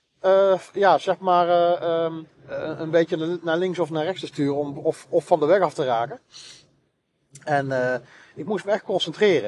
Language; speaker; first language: Dutch; native; Dutch